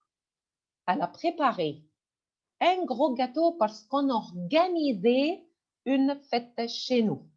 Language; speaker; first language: French; non-native, fluent; Arabic